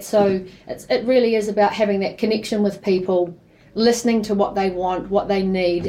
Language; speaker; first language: English; native; English